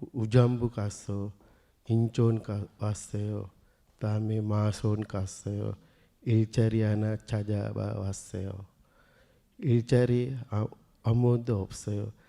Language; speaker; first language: Korean; non-native, learner; Sinhala